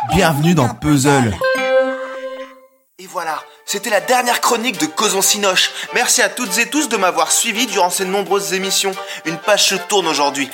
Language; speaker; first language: French; native; French